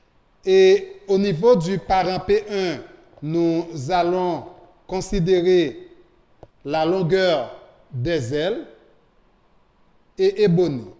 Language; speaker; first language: French; non-native, local second language; Haitian Creole